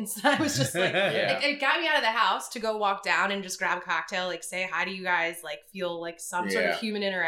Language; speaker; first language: English; native; English